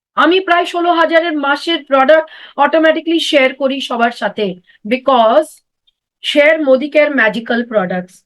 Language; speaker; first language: Bangla; non-native, local second language; Hindi